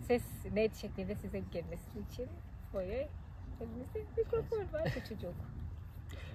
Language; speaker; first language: Turkish; non-native, fluent; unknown